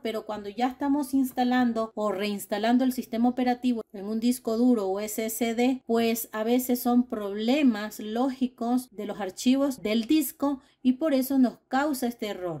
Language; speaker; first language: Spanish; native; Spanish